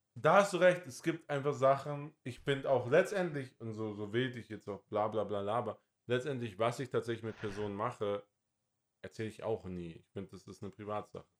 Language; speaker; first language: German; non-native, fluent; English